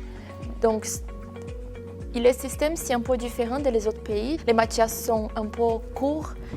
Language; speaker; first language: French; non-native, fluent; Portuguese